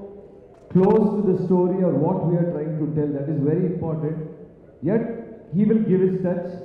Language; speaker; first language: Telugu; non-native, learner; Kannada